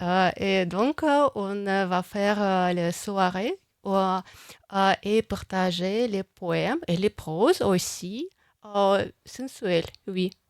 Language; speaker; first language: French; non-native, fluent; Russian